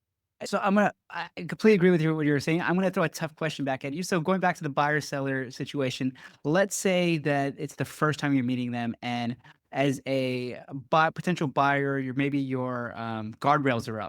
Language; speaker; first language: English; native; English